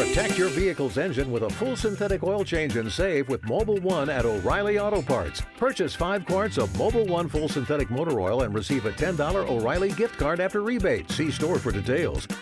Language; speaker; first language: English; native; English